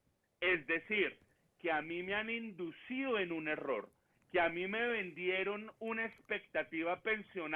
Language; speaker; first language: Spanish; native; Spanish